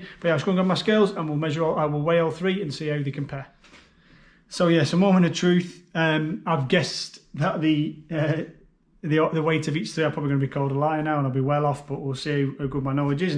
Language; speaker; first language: English; native; English